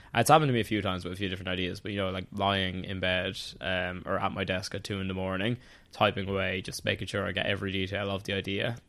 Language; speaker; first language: English; native; English